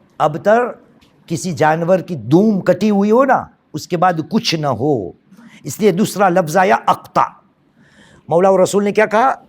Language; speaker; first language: Urdu; non-native, local second language; Gujarati